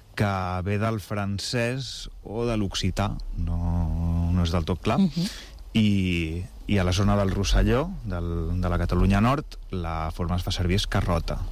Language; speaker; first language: Catalan; native; Catalan